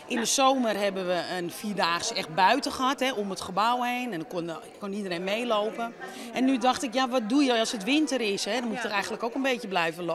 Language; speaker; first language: Dutch; native; Dutch